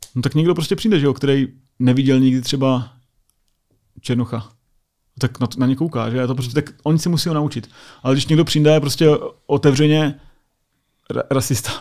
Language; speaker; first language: Czech; native; Czech